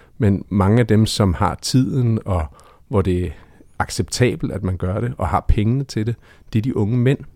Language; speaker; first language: Danish; native; Danish